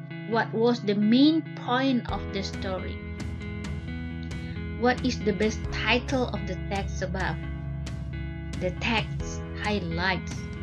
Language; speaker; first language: English; non-native, fluent; Indonesian